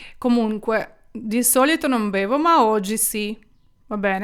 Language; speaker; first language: Italian; non-native, fluent; Ukrainian